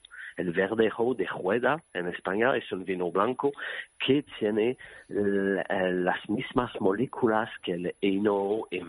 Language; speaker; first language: Spanish; non-native, learner; French